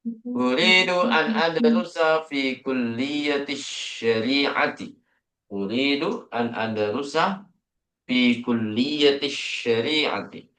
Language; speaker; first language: Arabic; non-native, fluent; Indonesian